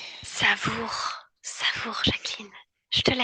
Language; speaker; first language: French; native; French